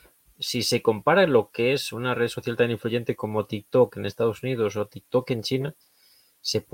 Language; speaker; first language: Spanish; native; Spanish